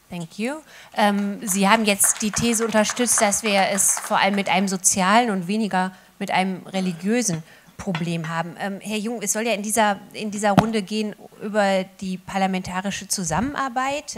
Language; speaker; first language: German; native; German